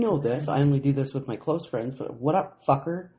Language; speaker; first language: English; native; English